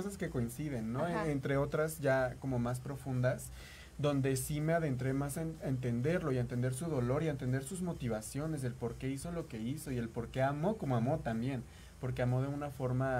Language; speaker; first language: Spanish; native; Spanish